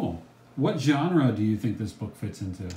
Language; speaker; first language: English; native; English